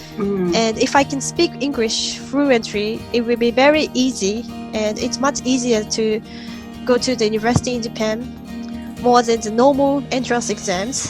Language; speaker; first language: English; non-native, fluent; Japanese